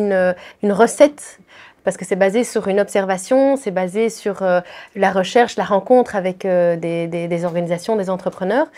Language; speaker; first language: French; native; French